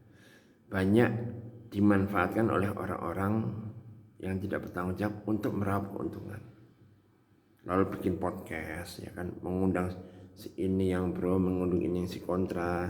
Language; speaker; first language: Indonesian; native; Indonesian